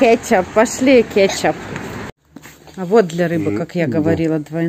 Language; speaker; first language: Russian; native; Russian